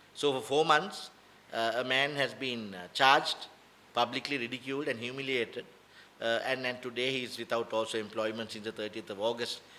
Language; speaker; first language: English; non-native, local second language; Sinhala